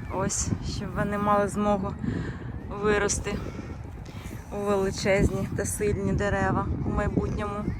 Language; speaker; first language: Ukrainian; non-native, local second language; Russian